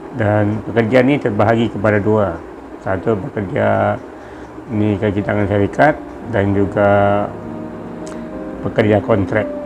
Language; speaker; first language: Malay; native; Malay